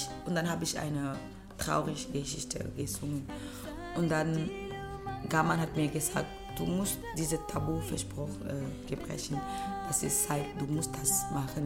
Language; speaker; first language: German; non-native, learner; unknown